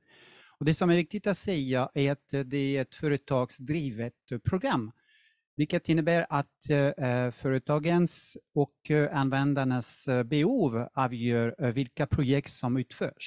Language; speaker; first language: Swedish; non-native, fluent; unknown